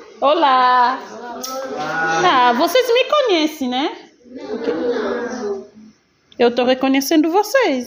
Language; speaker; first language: Portuguese; non-native, fluent; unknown